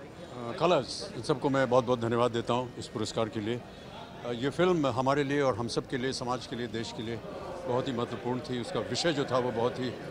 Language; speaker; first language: Hindi; native; Hindi